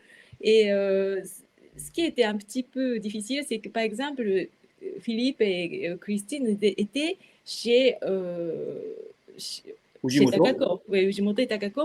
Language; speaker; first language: French; non-native, fluent; Japanese